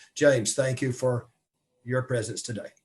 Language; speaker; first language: English; native; English